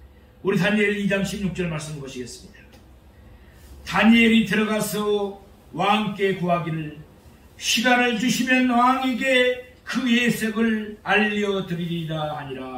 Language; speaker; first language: Korean; native; Korean